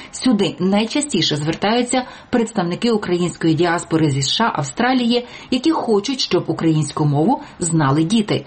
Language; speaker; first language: Ukrainian; native; Ukrainian